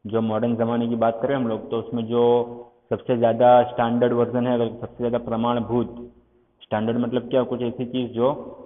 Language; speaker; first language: Hindi; non-native, local second language; Gujarati